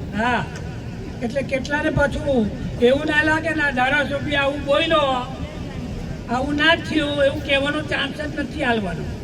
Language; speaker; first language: Gujarati; native; Gujarati